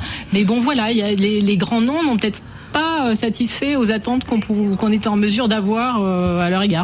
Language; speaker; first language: French; native; French